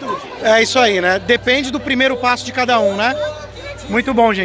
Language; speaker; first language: Portuguese; native; Portuguese